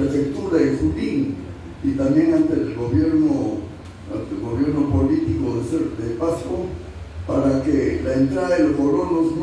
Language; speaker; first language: Spanish; native; Spanish